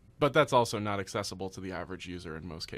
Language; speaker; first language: English; native; English